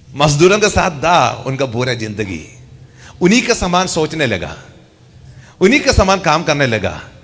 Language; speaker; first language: Hindi; non-native, local second language; Malayalam